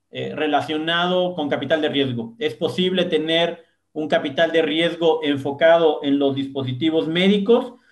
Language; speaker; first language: Spanish; native; Spanish